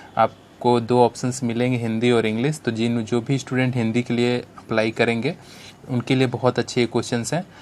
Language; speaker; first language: Hindi; native; Hindi